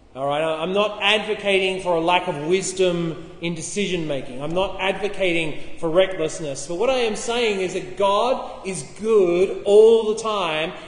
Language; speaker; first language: English; native; English